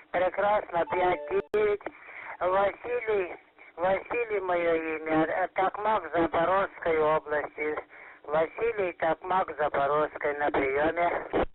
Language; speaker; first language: Russian; native; Russian